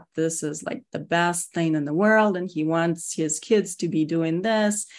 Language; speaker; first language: English; non-native, fluent; Russian